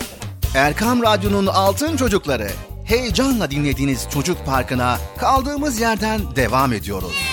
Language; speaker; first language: Turkish; native; Turkish